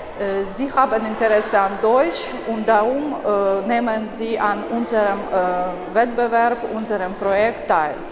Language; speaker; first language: German; non-native, learner; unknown